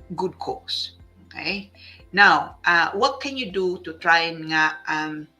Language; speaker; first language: English; non-native, local second language; Filipino